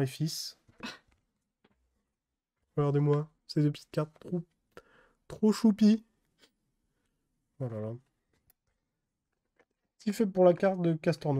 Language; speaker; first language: French; native; French